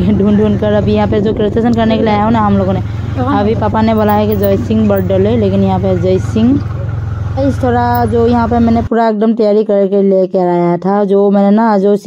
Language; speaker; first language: Hindi; non-native, local second language; Assamese